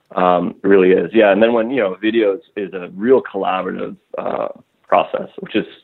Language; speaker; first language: English; native; English